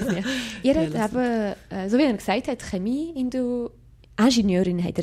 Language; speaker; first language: German; native; German